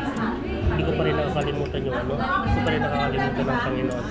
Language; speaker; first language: Filipino; native; Filipino